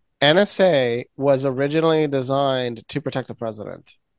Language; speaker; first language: English; non-native, local second language; Spanish